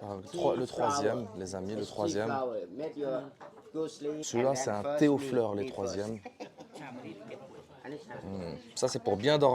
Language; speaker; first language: French; native; French